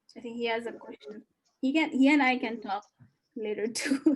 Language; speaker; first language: English; non-native, fluent; Nepali